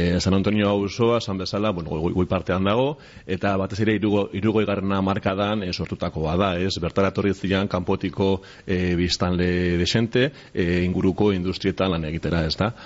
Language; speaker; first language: Basque; non-native, local second language; Spanish